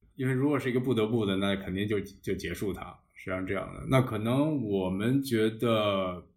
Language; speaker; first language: Chinese; native; Chinese